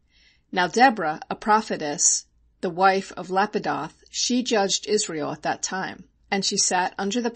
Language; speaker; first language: English; native; English